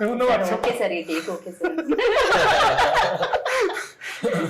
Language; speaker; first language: Telugu; native; Telugu